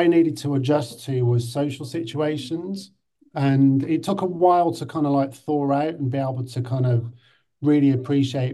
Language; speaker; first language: English; native; English